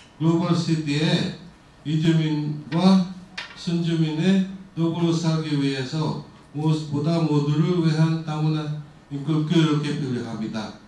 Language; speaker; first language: Korean; non-native, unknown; Filipino